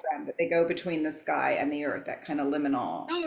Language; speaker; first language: English; native; English